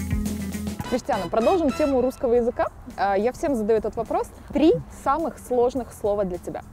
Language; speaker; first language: Russian; native; Russian